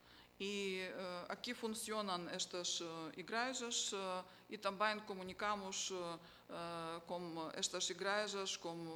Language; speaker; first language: Portuguese; non-native, fluent; Ukrainian